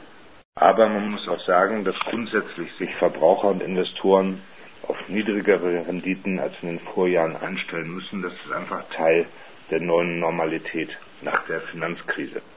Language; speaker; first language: German; native; German